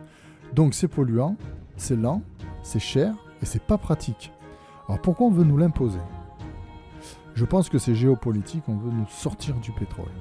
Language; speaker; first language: French; native; French